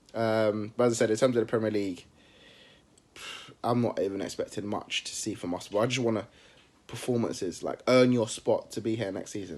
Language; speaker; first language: English; native; English